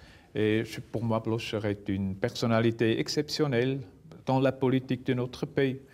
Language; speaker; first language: French; non-native, local second language; German